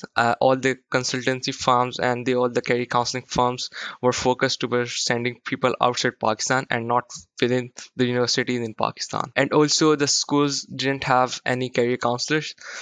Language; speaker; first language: English; non-native, local second language; Urdu